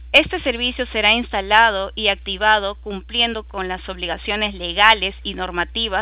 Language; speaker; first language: Spanish; native; Spanish